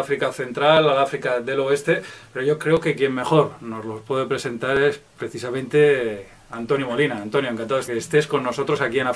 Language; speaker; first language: Spanish; native; Spanish